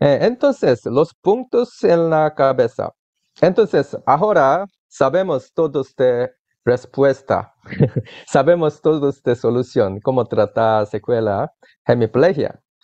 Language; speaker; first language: Spanish; non-native, learner; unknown